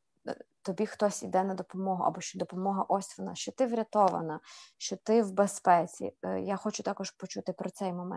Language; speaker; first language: Ukrainian; native; Ukrainian